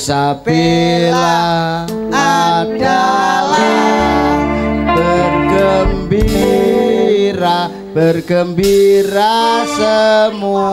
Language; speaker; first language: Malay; non-native, local second language; Javanese